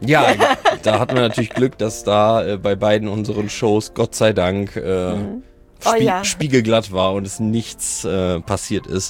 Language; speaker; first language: German; native; German